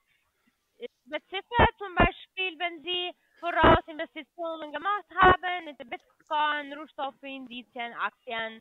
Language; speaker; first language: German; non-native, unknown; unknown